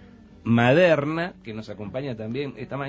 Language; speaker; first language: Spanish; native; Spanish